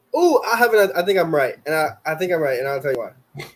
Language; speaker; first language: English; non-native, fluent; Spanish